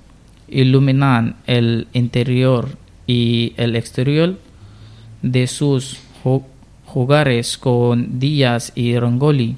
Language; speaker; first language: Spanish; non-native, learner; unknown